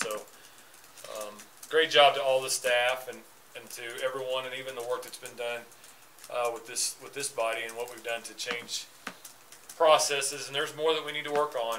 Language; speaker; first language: English; native; English